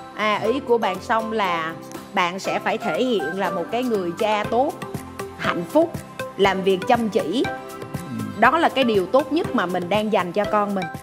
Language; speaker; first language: Vietnamese; native; Vietnamese